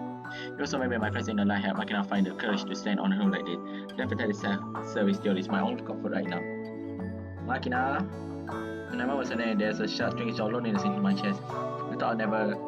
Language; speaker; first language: English; non-native, local second language; Malay